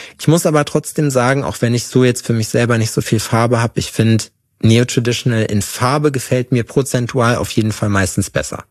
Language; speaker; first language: German; native; German